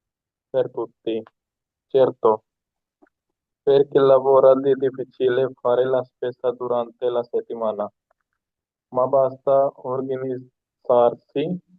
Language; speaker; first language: Italian; non-native, learner; Hindi